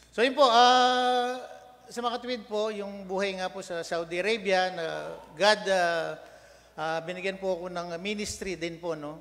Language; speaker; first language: Filipino; non-native, local second language; Pampanga